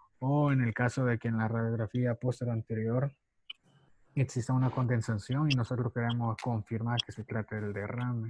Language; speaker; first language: Spanish; native; Spanish